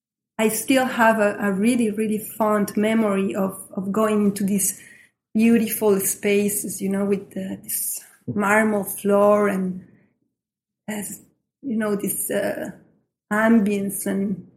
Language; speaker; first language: English; non-native, fluent; Spanish